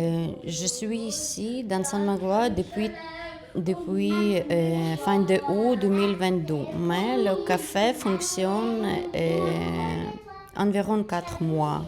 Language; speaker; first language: French; non-native, learner; Ukrainian